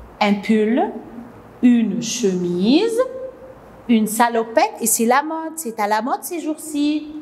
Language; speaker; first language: French; non-native, local second language; Arabic